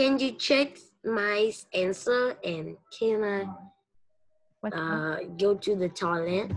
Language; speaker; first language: English; non-native, learner; Vietnamese